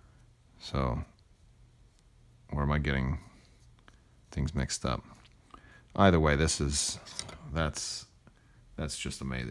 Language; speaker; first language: English; native; English